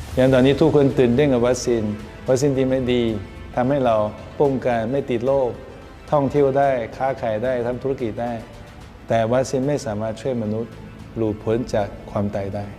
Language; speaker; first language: Thai; non-native, fluent; Chinese